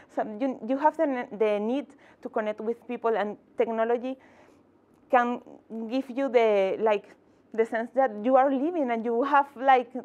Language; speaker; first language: English; non-native, fluent; Spanish